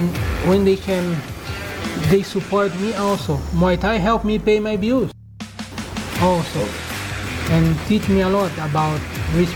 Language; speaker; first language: English; non-native, learner; Portuguese